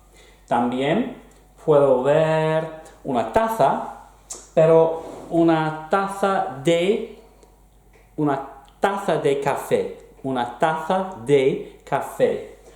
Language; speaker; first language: Spanish; non-native, fluent; English